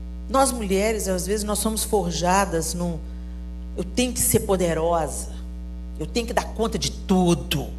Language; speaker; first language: Portuguese; native; Portuguese